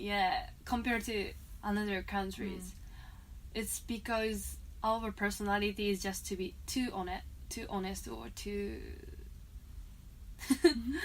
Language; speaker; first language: English; non-native, fluent; Japanese